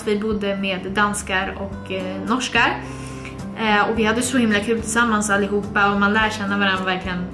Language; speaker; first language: Swedish; native; Swedish